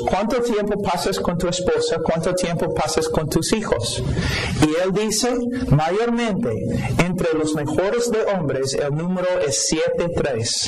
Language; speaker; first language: Spanish; non-native, fluent; English